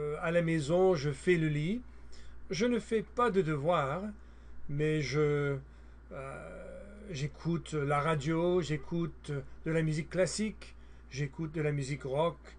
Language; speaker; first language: French; non-native, learner; English